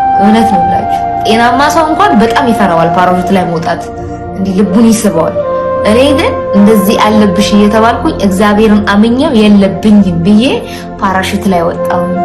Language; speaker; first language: Amharic; native; Amharic